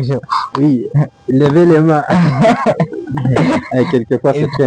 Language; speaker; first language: French; non-native, learner; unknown